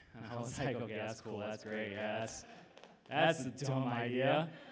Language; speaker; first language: English; native; English